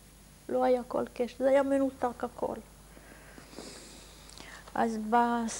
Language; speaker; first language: Hebrew; non-native, fluent; Hungarian